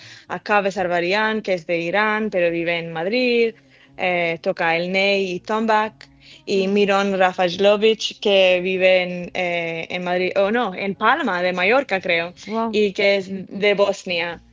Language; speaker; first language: Spanish; early bilingual, heritage; English